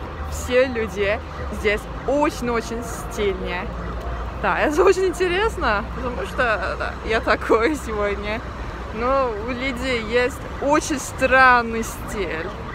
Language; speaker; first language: Russian; non-native, learner; Turkish